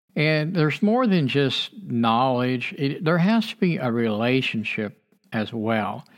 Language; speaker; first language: English; native; English